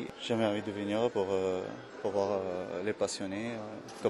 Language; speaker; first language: French; non-native, fluent; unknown